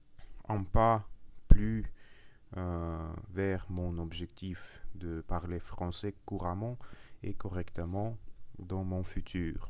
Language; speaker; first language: French; non-native, learner; Russian